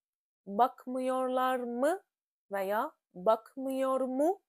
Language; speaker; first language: Turkish; non-native, fluent; Persian